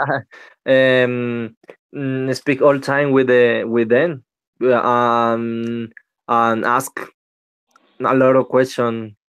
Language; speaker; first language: English; non-native, learner; Spanish